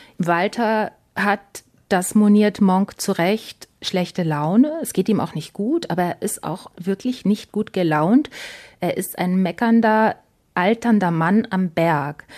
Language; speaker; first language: German; native; German